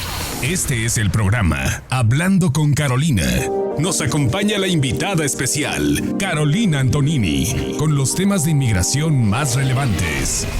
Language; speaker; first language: Spanish; native; Spanish